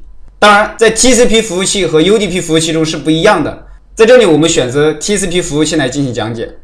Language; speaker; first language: Chinese; native; Chinese